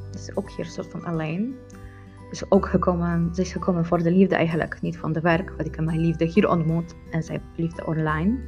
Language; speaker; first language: Dutch; non-native, learner; Polish